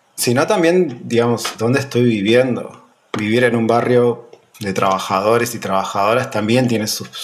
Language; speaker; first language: Spanish; native; Spanish